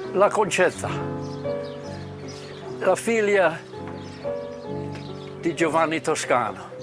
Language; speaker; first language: Italian; non-native, learner; Czech